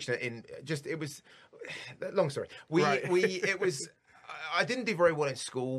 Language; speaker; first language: English; native; English